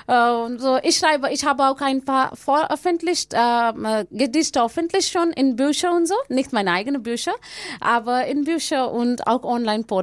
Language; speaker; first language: German; non-native, learner; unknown